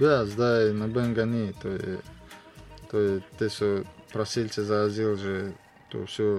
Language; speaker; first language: Slovenian; non-native, learner; Russian